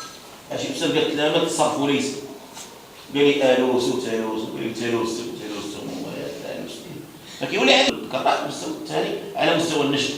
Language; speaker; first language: Arabic; native; Arabic